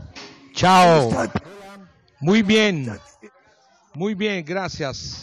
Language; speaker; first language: Spanish; non-native, learner; Italian